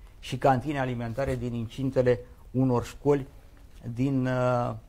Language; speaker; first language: Romanian; native; Romanian